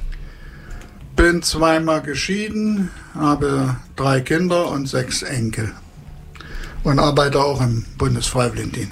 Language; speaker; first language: German; native; German